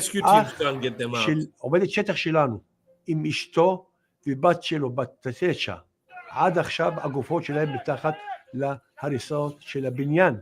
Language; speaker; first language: Hebrew; non-native, local second language; Arabic